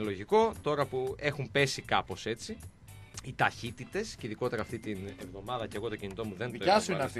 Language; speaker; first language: Greek; native; Greek